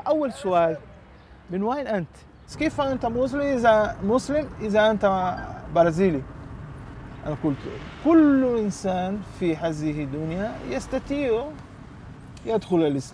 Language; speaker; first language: Arabic; non-native, learner; Portuguese